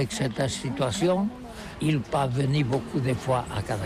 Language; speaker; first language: French; non-native, learner; Catalan